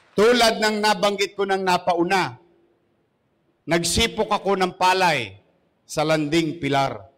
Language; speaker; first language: Filipino; native; Filipino